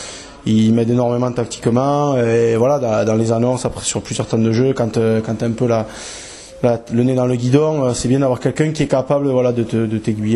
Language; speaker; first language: French; native; French